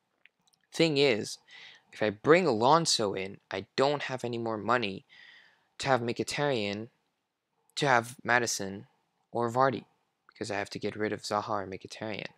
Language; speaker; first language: English; non-native, fluent; French